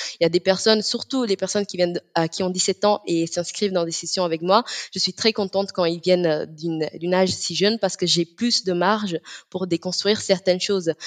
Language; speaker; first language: French; non-native, fluent; Italian